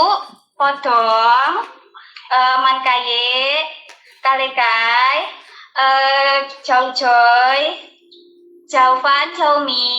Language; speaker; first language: Cantonese; non-native, learner; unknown